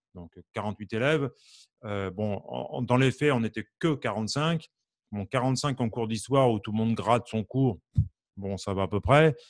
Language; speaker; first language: French; native; French